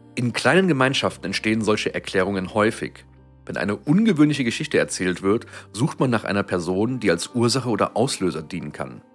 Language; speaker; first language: German; native; German